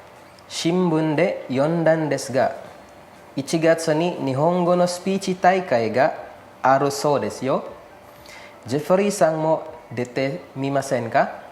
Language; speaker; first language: Japanese; non-native, fluent; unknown